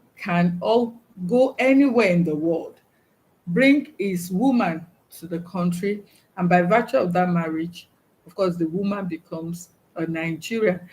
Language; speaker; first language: English; non-native, local second language; Yoruba